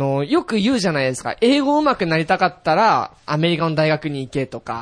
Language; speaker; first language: Japanese; native; Japanese